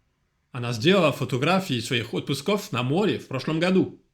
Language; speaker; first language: Russian; non-native, fluent; French